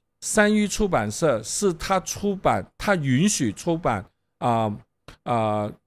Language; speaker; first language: Chinese; non-native, local second language; Cantonese